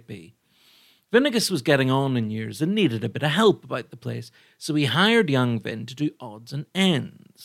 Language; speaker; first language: English; native; English